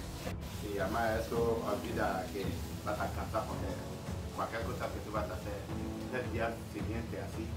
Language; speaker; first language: Spanish; non-native, learner; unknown